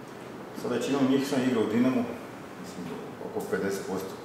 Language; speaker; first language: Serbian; non-native, fluent; Portuguese